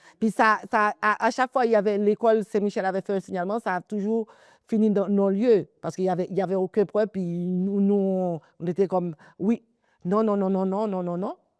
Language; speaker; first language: French; early bilingual, other home language; Haitian Creole